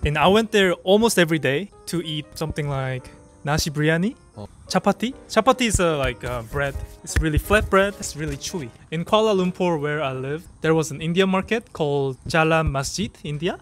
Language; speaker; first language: English; early bilingual, other home language; Korean